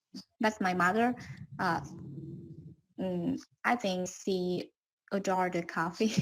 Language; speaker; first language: English; non-native, learner; Vietnamese